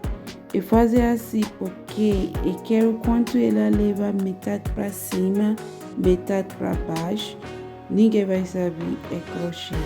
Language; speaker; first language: Portuguese; non-native, learner; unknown